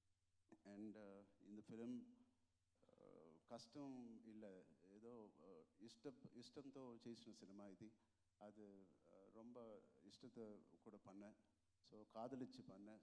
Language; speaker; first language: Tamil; non-native, local second language; Telugu